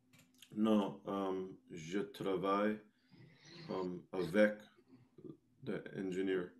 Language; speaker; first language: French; non-native, learner; English